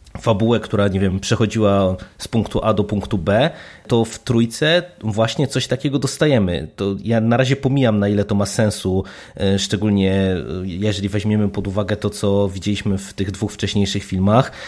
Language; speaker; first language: Polish; native; Polish